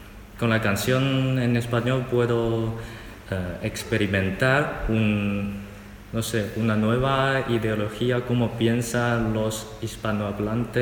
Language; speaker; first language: Spanish; non-native, learner; Chinese